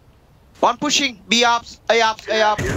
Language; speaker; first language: English; non-native, learner; Indonesian